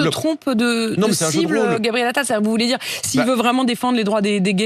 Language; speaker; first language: French; native; French